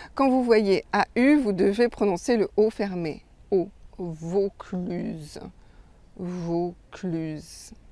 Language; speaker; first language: French; native; French